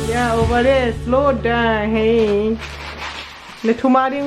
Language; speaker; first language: English; non-native, learner; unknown